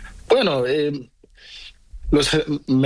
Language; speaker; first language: Spanish; non-native, learner; Portuguese